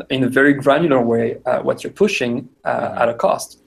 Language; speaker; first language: English; non-native, fluent; French